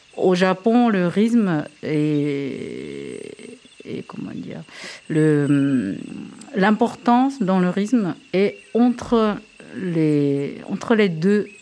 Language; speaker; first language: French; non-native, fluent; Japanese